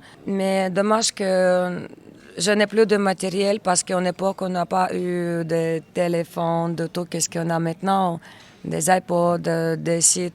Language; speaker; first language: French; non-native, learner; Russian